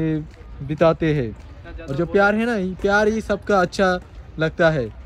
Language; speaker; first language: Hindi; non-native, learner; Bangla